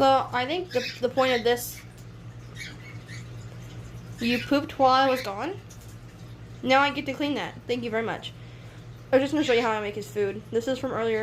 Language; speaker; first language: English; native; English